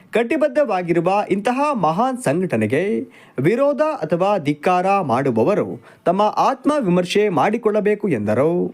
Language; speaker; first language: Kannada; native; Kannada